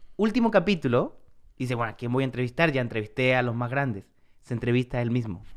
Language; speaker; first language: Spanish; native; Spanish